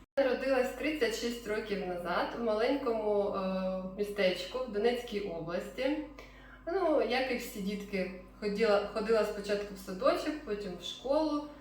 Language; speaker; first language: Ukrainian; non-native, local second language; Russian